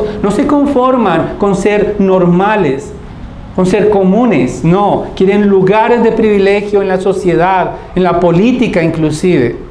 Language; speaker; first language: Spanish; native; Spanish